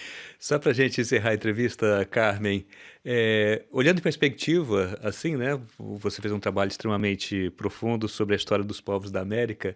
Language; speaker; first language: Portuguese; native; Portuguese